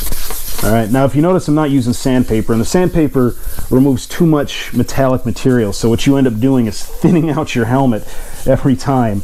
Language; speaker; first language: English; native; English